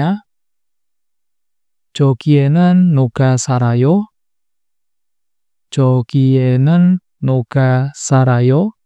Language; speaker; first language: Korean; non-native, fluent; Indonesian